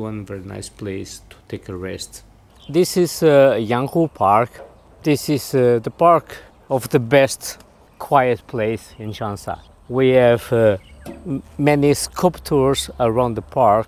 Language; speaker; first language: English; non-native, learner; German